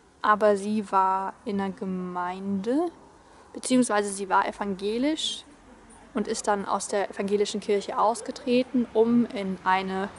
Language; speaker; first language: German; native; German